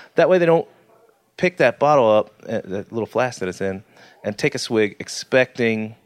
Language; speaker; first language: English; native; English